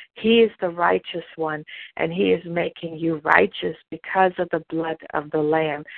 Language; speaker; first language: English; non-native, fluent; German